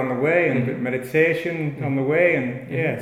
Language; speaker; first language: English; native; English